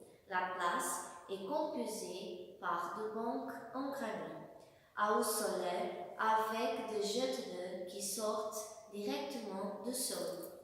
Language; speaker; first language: French; non-native, learner; Portuguese